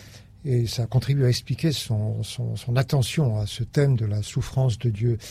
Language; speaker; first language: French; native; French